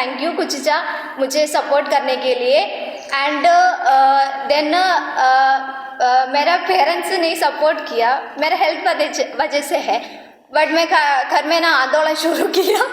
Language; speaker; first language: Hindi; non-native, local second language; Malayalam